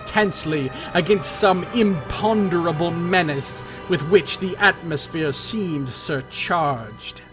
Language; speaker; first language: English; native; English